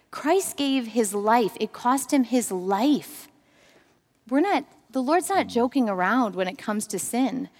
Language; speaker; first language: English; native; English